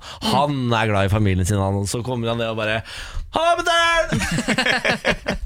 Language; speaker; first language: Norwegian; native; Norwegian